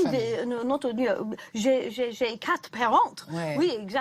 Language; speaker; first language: French; non-native, learner; English